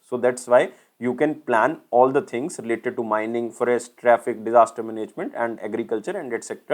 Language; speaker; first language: English; non-native, local second language; Hindi